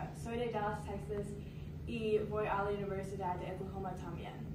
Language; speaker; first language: Spanish; non-native, learner; English